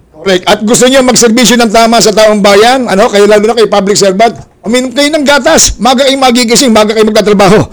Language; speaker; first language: Filipino; native; Filipino